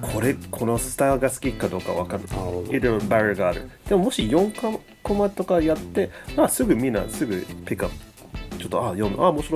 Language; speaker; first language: Japanese; non-native, fluent; English